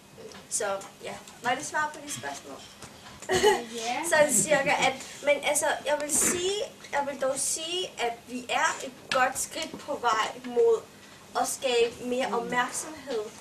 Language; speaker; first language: Danish; early bilingual, other home language; Vietnamese